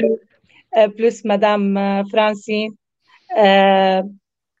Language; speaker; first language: French; non-native, learner; Arabic